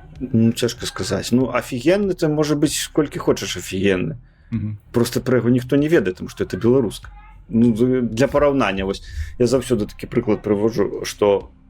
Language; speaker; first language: Belarusian; non-native, local second language; Russian